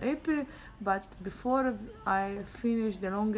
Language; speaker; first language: English; non-native, learner; Slovenian